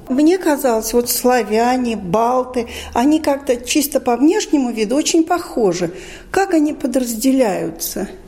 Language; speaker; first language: Russian; native; Russian